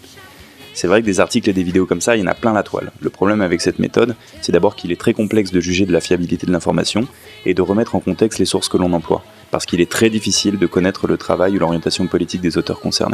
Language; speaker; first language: French; native; French